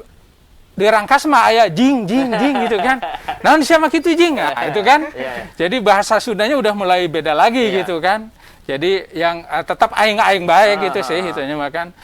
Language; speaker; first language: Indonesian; non-native, local second language; Sundanese